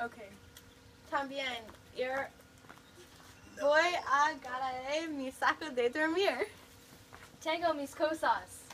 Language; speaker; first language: Spanish; non-native, learner; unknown